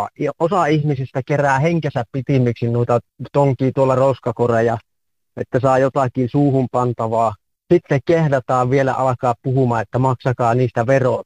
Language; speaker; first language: Finnish; native; Finnish